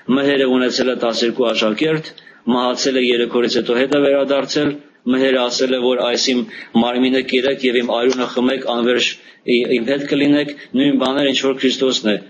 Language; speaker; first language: Armenian; early bilingual, heritage; Armenian